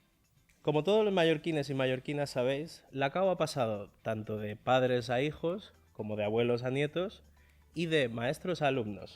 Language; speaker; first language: Spanish; early bilingual, other home language; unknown